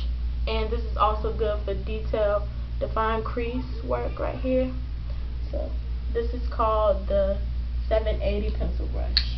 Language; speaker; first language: English; native; English